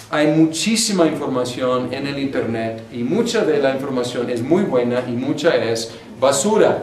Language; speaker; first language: Spanish; non-native, fluent; English